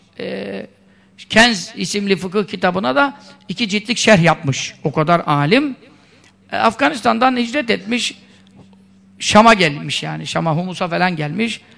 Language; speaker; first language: Turkish; native; Turkish